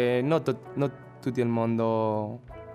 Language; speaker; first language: Italian; non-native, learner; Chinese